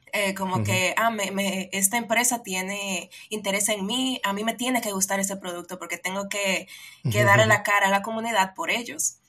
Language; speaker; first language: Spanish; native; Spanish